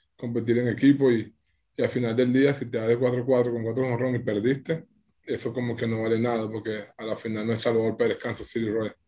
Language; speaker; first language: Spanish; native; Spanish